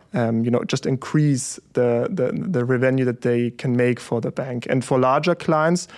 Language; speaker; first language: English; early bilingual, other home language; German